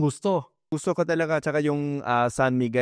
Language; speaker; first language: Filipino; non-native, fluent; English